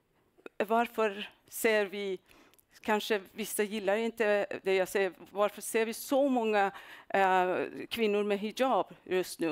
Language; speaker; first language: Swedish; non-native, fluent; Persian